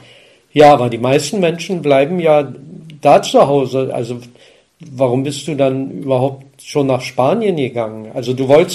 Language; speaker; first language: German; native; German